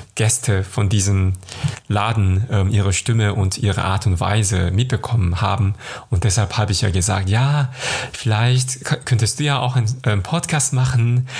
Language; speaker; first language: German; non-native, fluent; Korean